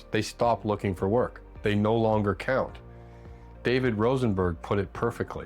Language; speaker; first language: English; native; English